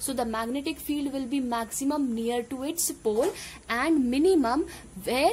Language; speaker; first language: English; non-native, local second language; Hindi